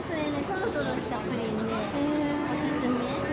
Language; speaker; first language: Japanese; native; Japanese